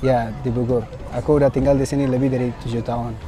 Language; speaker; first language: Indonesian; non-native, fluent; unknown